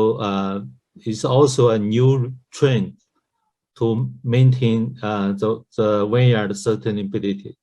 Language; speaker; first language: English; non-native, learner; Chinese